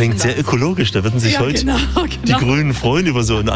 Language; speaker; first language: German; native; German